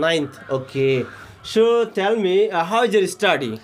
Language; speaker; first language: English; non-native, learner; Hindi